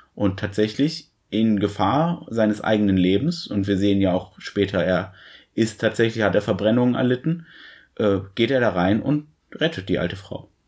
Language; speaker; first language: German; native; German